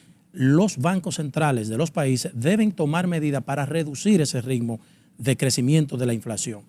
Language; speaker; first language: Spanish; native; Spanish